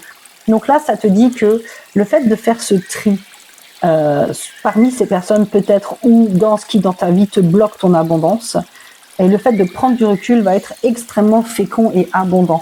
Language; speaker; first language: French; native; French